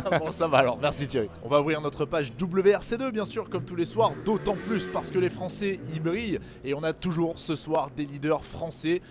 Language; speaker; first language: French; native; French